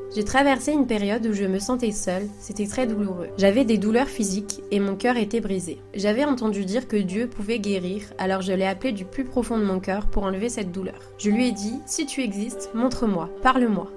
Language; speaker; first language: French; non-native, fluent; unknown